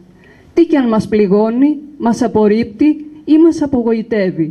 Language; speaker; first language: Greek; native; Greek